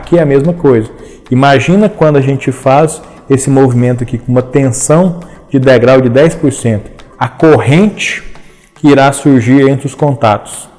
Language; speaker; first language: Portuguese; native; Portuguese